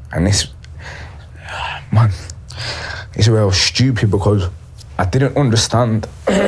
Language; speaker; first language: English; native; English